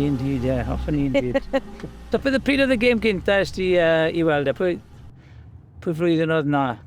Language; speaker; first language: Welsh; native; Welsh